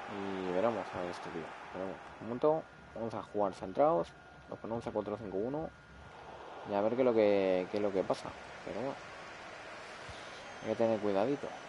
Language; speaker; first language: Spanish; native; Spanish